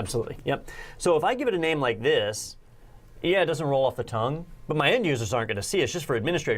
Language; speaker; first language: English; native; English